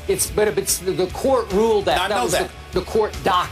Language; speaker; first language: English; native; English